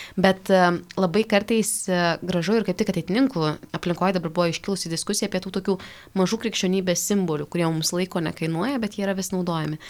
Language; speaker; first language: Lithuanian; native; Lithuanian